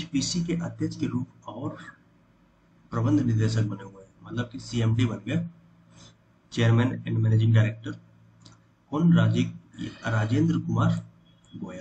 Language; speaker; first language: Hindi; native; Hindi